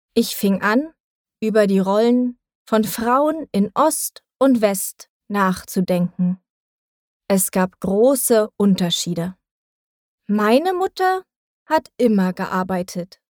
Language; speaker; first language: German; native; German